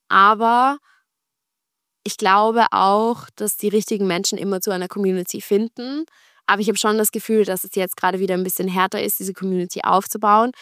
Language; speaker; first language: German; native; German